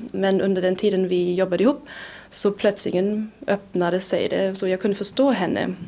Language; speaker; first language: Swedish; non-native, fluent; German